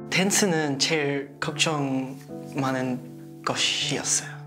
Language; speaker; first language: Korean; non-native, learner; English